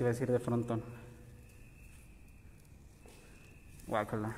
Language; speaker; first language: Spanish; native; Spanish